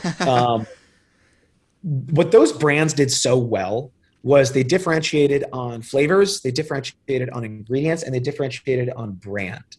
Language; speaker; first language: English; native; English